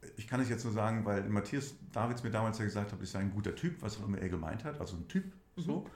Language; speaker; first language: German; native; German